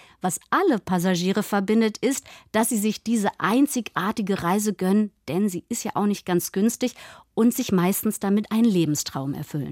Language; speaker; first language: German; native; German